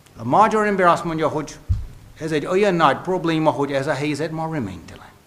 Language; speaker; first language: Hungarian; non-native, fluent; English